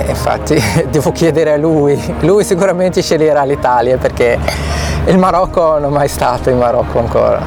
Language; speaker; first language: Italian; non-native, fluent; Arabic